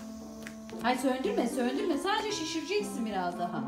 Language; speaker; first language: Turkish; native; Turkish